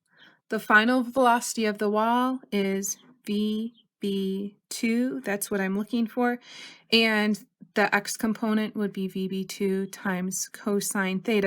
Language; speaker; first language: English; native; English